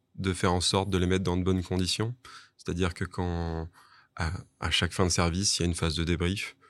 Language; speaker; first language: French; native; French